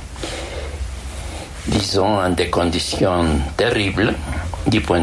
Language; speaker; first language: French; non-native, fluent; Spanish